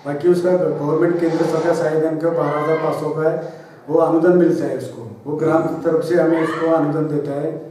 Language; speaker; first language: Hindi; non-native, local second language; Marathi